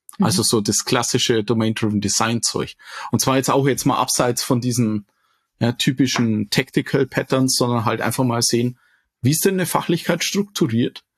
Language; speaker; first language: German; native; German